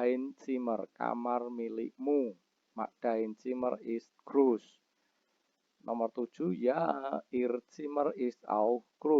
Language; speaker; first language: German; non-native, fluent; Indonesian